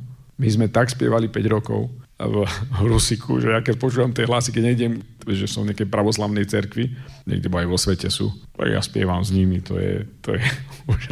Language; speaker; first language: Slovak; native; Slovak